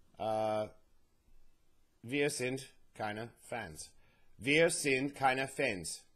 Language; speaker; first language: German; non-native, learner; English